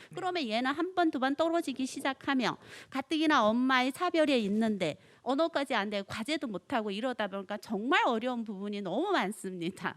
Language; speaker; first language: Korean; non-native, fluent; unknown